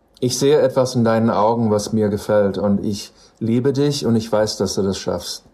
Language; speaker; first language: German; non-native, fluent; English